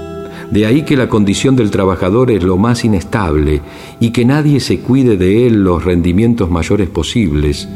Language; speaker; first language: Spanish; native; Spanish